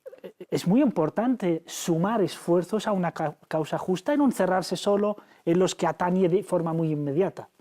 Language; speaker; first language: Spanish; native; Spanish